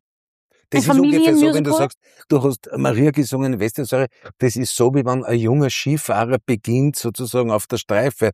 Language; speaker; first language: German; native; German